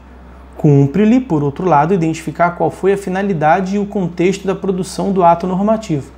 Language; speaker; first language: Portuguese; native; Portuguese